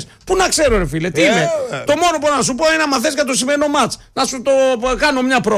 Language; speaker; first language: Greek; native; Greek